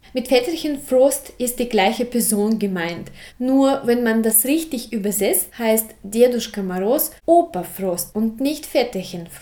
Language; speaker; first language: German; non-native, fluent; Russian